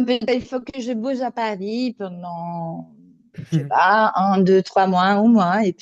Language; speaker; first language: French; non-native, fluent; Italian